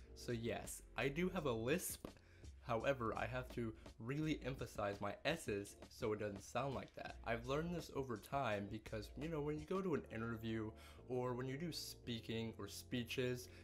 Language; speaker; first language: English; native; English